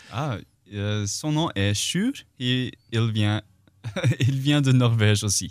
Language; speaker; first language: French; early bilingual, heritage; French